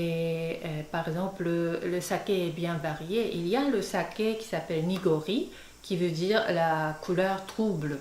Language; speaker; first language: French; non-native, fluent; Japanese